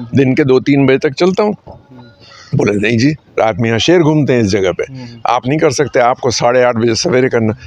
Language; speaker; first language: Hindi; native; Hindi